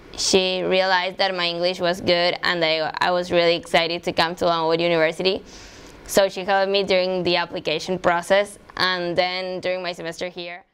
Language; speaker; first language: English; non-native, fluent; Spanish